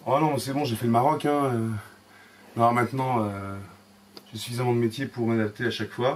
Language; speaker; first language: French; native; French